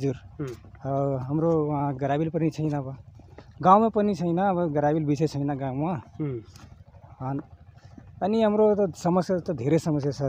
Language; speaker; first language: Nepali; non-native, local second language; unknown